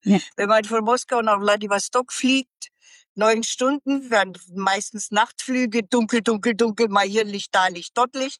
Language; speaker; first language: German; native; German